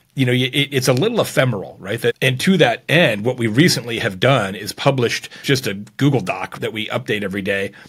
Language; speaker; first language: English; native; English